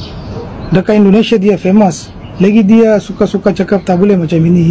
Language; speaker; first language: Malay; non-native, fluent; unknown